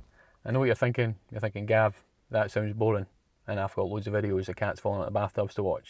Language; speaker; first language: English; native; English